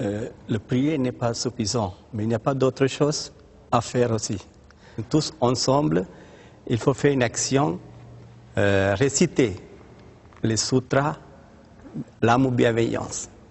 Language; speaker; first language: French; non-native, fluent; Sinhala